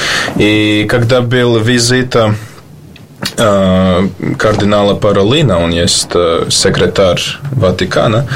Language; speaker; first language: Russian; non-native, learner; Latvian